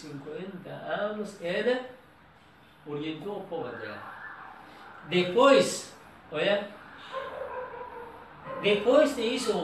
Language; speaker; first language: Portuguese; non-native, learner; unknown